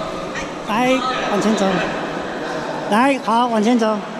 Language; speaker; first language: Chinese; native; Chinese